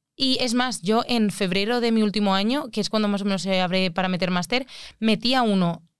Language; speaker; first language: Spanish; native; Spanish